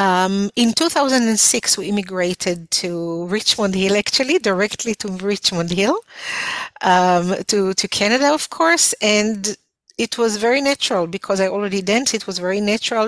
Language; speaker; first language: English; non-native, fluent; Hebrew